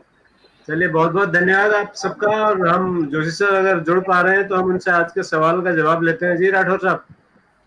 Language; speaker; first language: Hindi; native; Hindi